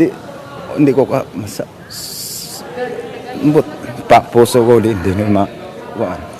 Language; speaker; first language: Filipino; non-native, local second language; Cebuano